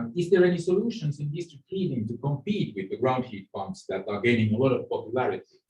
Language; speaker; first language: English; non-native, fluent; Finnish